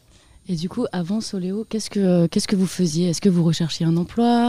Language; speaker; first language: French; native; French